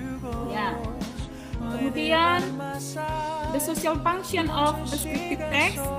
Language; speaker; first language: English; non-native, learner; Indonesian